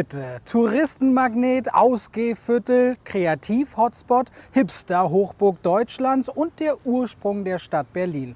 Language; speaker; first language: German; native; German